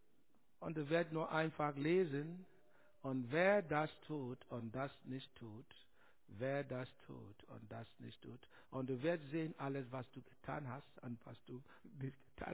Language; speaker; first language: German; non-native, learner; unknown